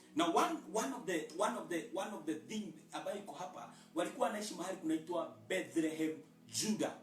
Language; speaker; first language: English; non-native, local second language; Swahili